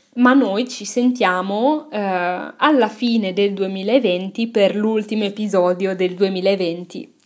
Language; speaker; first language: Italian; native; Italian